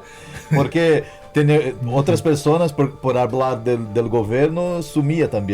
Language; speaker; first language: Spanish; non-native, learner; Portuguese